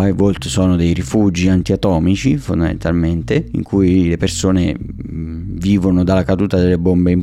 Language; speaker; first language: Italian; native; Italian